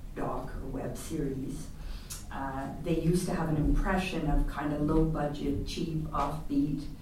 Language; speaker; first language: English; native; English